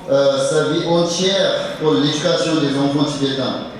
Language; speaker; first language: French; non-native, learner; Tibetan